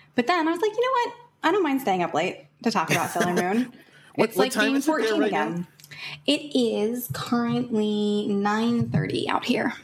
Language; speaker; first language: English; native; English